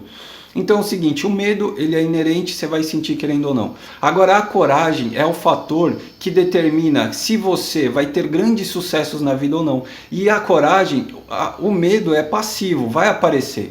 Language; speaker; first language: Portuguese; native; Portuguese